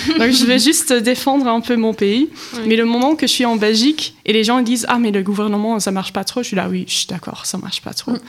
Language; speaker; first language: French; non-native, local second language; Dutch